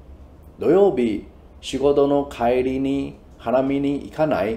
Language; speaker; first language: Japanese; non-native, fluent; Chinese